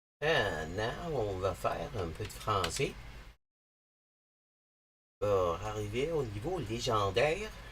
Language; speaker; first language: French; non-native, learner; English